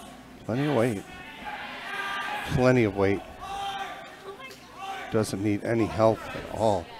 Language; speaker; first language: English; native; English